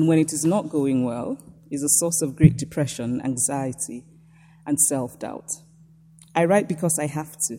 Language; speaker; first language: English; native; English